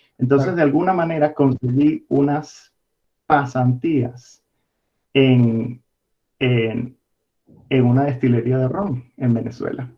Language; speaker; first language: Spanish; native; Spanish